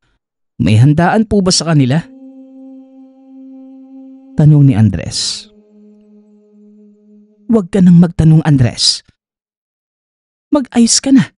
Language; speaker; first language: Filipino; native; Filipino